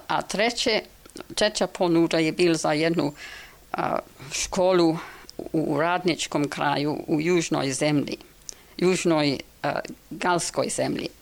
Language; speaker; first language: Serbian; non-native, fluent; English